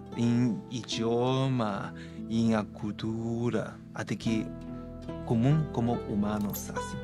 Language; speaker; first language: Portuguese; non-native, fluent; Chinese